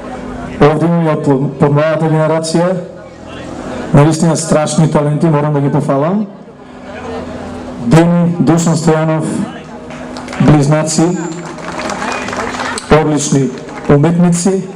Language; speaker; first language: Macedonian; native; Macedonian